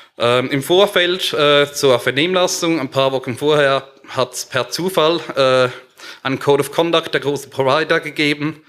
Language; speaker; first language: German; native; German